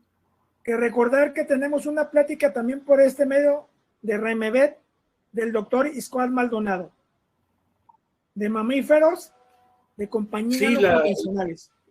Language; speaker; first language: Spanish; native; Spanish